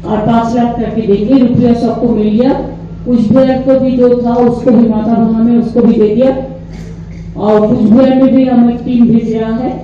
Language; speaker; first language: Hindi; non-native, local second language; Bangla